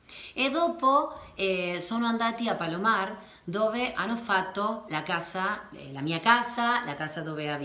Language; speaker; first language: Italian; non-native, learner; Spanish